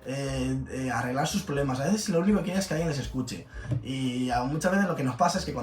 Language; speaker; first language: Spanish; native; Spanish